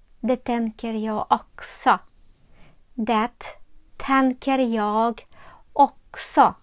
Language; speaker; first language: Swedish; non-native, fluent; Ukrainian